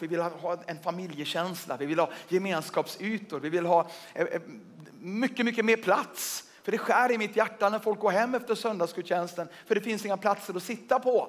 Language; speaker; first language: Swedish; native; Swedish